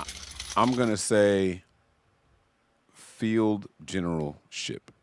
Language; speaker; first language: English; native; English